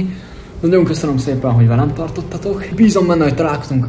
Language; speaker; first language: Hungarian; native; Hungarian